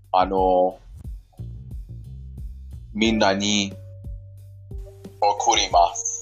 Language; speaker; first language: Japanese; non-native, fluent; Persian